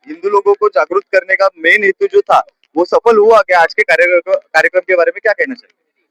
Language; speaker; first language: Hindi; non-native, local second language; Marathi